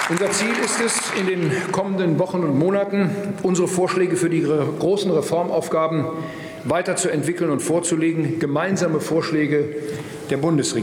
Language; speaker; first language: German; native; German